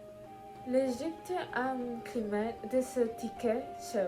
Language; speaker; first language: French; non-native, learner; Portuguese